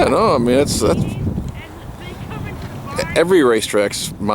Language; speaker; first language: English; native; English